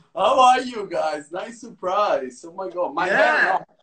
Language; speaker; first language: English; non-native, fluent; Italian